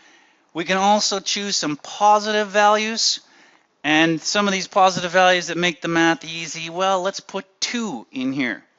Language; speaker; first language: English; native; English